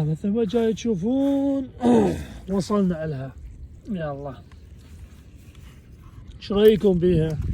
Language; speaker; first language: Arabic; native; Arabic